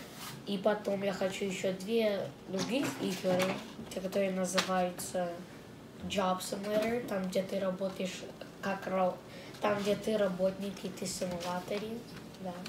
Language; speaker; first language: Russian; early bilingual, heritage; Russian